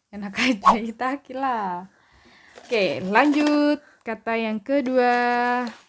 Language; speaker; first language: Indonesian; non-native, local second language; Javanese